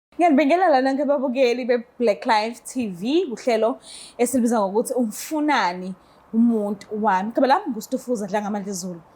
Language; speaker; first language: Zulu; native; Zulu